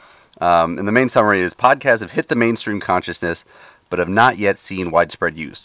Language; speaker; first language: English; native; English